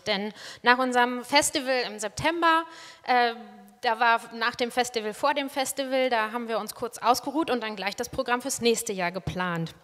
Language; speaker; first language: German; native; German